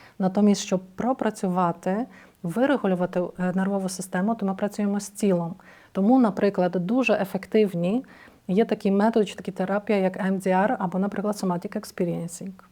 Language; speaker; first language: Ukrainian; native; Ukrainian